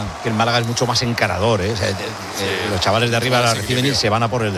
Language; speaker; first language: Spanish; native; Spanish